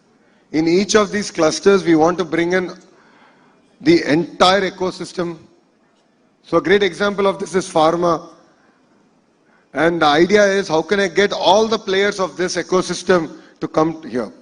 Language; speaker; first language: English; non-native, local second language; Telugu